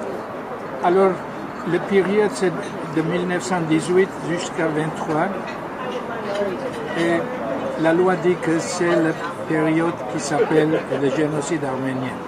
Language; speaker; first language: French; non-native, fluent; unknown